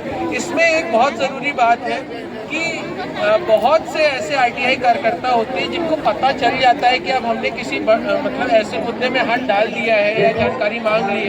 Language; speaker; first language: Hindi; native; Hindi